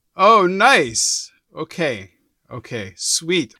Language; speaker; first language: English; native; English